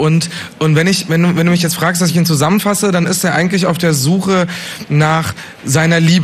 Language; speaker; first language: German; native; German